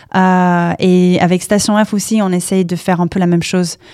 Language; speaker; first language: French; non-native, fluent; English